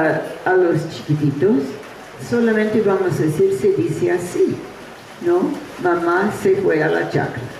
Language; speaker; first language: Spanish; non-native, fluent; English